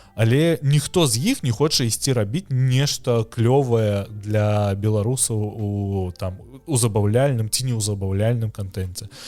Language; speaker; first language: Belarusian; non-native, local second language; Russian